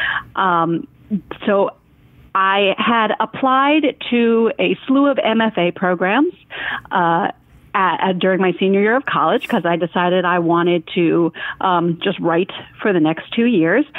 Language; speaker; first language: English; native; English